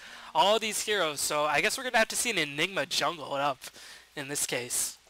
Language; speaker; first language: English; native; English